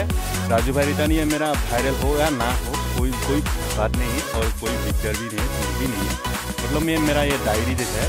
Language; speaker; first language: Hindi; non-native, local second language; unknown